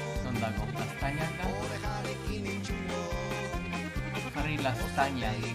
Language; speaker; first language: Basque; non-native, learner; English